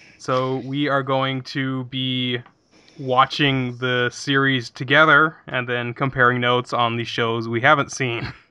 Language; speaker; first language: English; native; English